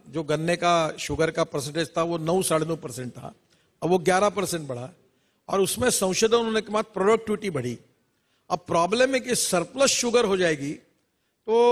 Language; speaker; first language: Hindi; non-native, local second language; Marathi